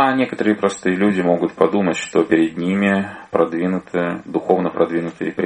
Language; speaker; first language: Russian; native; Russian